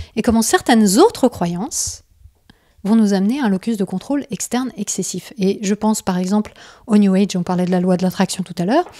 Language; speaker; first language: French; native; French